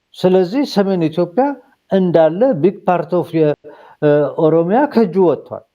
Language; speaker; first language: Amharic; non-native, local second language; Somali